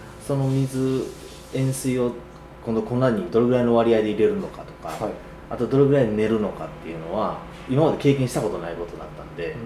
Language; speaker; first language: Japanese; native; Japanese